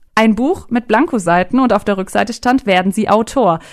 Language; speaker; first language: German; native; German